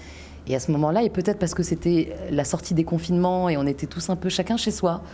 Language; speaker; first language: French; native; French